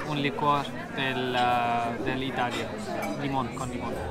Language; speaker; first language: Spanish; non-native, learner; German